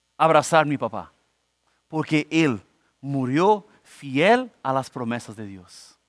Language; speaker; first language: Spanish; non-native, fluent; Portuguese